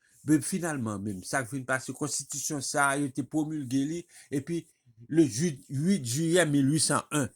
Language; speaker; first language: French; non-native, local second language; Haitian Creole